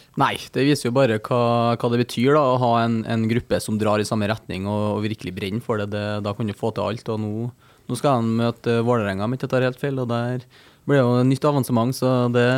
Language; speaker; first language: Norwegian; native; Norwegian